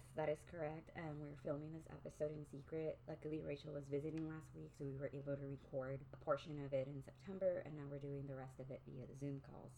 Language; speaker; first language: English; early bilingual, other home language; Spanish